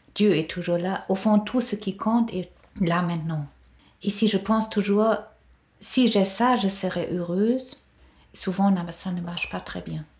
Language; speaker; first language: French; non-native, fluent; German